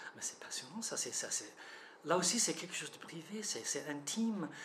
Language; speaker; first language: French; non-native, fluent; English